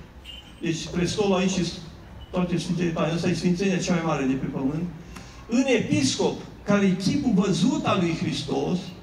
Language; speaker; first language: Romanian; native; Romanian